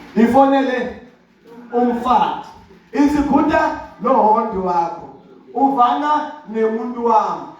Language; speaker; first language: Zulu; non-native, local second language; Swati